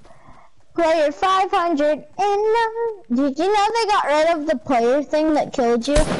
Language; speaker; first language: English; native; English